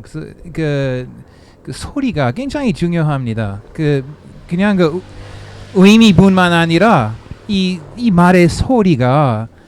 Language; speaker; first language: Korean; non-native, fluent; English